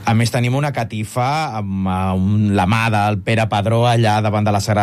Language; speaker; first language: Catalan; native; Catalan